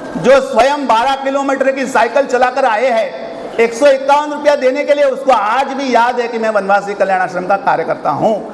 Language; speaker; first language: Hindi; non-native, local second language; Marathi